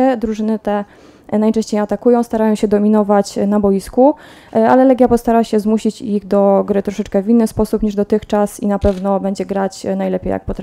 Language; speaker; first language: Polish; native; Polish